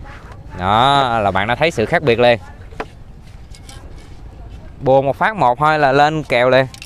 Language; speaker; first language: Vietnamese; native; Vietnamese